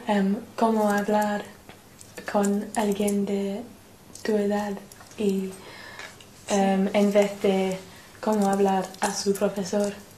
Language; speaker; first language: Spanish; non-native, learner; English